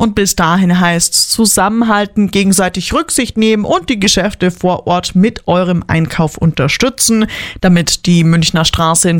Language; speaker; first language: German; native; German